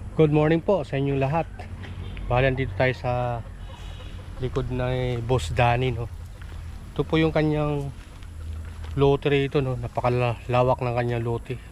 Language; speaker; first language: Filipino; non-native, local second language; Cebuano